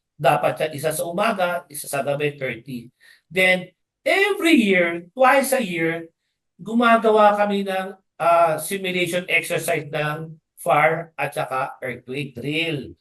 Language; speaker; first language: Filipino; native; Filipino